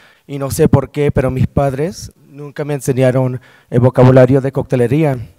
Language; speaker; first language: Spanish; early bilingual, heritage; Spanish